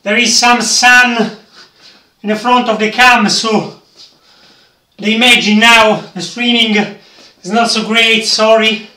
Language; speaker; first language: English; non-native, learner; Italian